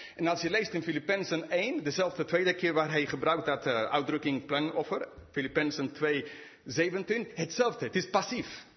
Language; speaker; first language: Dutch; non-native, fluent; English